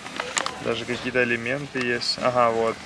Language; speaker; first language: Russian; native; Russian